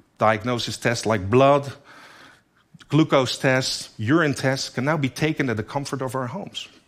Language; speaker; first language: English; non-native, fluent; Dutch